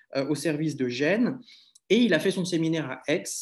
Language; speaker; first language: French; native; French